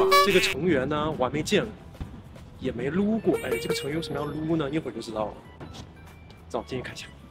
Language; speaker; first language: Chinese; native; Chinese